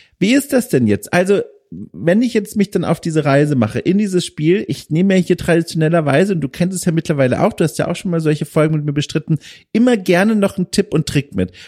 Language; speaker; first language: German; native; German